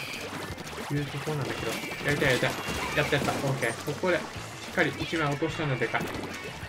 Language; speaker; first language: Japanese; native; Japanese